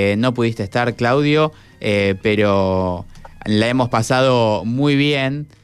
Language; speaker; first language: Spanish; native; Spanish